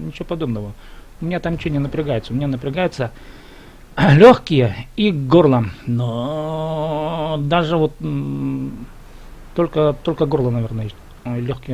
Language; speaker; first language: Russian; native; Russian